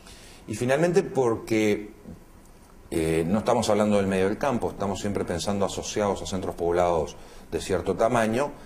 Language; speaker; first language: Spanish; native; Spanish